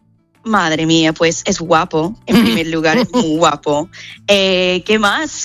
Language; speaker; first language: Spanish; non-native, fluent; English